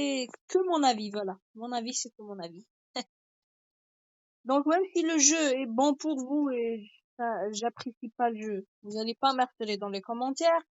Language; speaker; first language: French; native; French